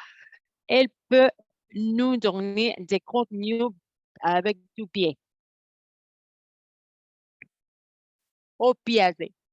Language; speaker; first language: French; non-native, fluent; Spanish